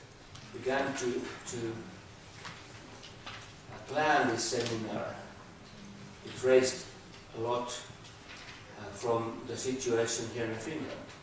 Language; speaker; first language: English; non-native, fluent; Finnish